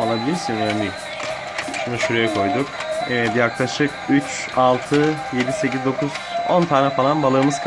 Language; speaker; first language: Turkish; native; Turkish